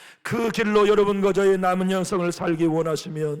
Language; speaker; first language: Korean; native; Korean